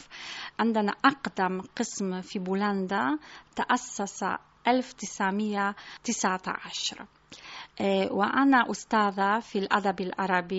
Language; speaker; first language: Arabic; non-native, fluent; Polish